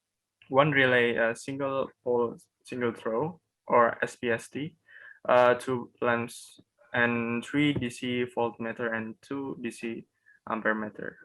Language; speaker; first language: English; non-native, learner; Indonesian